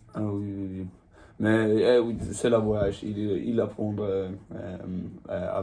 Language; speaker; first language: French; non-native, learner; Swedish